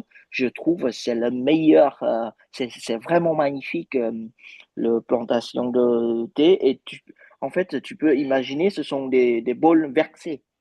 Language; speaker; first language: French; non-native, fluent; Vietnamese